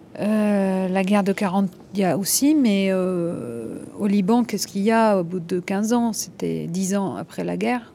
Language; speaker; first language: French; non-native, local second language; Arabic